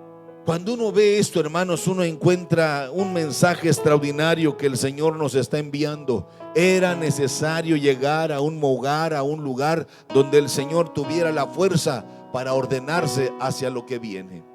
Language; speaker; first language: Spanish; native; Spanish